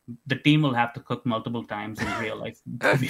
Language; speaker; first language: English; non-native, local second language; Tamil